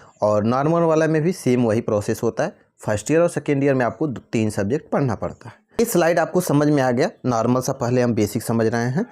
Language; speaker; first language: Hindi; native; Hindi